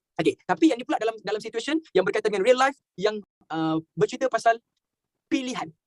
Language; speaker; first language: Malay; native; Malay